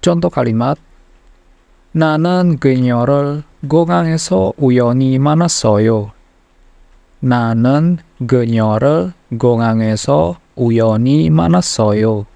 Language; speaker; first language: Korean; non-native, fluent; Indonesian